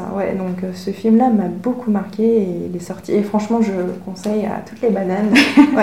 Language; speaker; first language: French; early bilingual, other home language; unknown